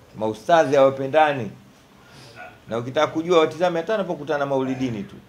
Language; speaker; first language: Swahili; native; Swahili